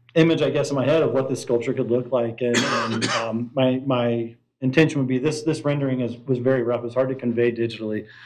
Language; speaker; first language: English; native; English